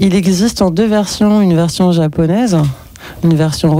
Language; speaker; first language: French; native; French